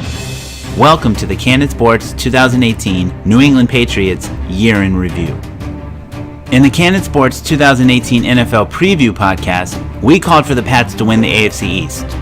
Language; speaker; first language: English; native; English